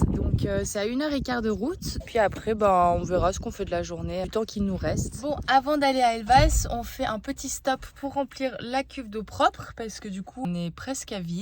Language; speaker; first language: French; native; French